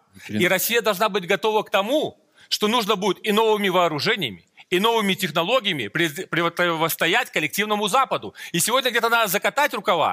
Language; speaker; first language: Russian; native; Russian